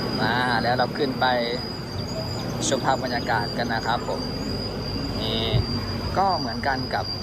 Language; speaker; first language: Thai; native; Thai